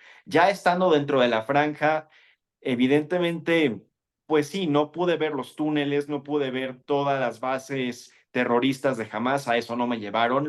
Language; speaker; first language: Spanish; native; Spanish